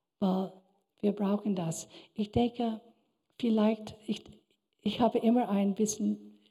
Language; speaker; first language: German; non-native, fluent; English